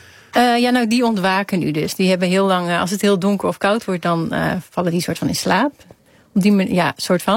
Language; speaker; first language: Dutch; native; Dutch